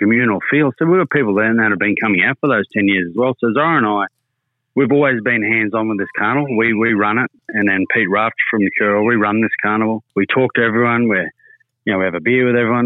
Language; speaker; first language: English; native; English